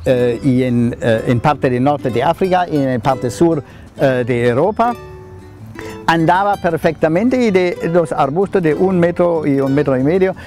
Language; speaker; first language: Spanish; non-native, fluent; German